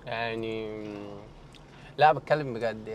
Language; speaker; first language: Arabic; native; Arabic